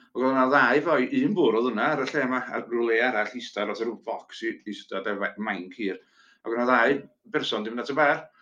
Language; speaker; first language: Welsh; native; Welsh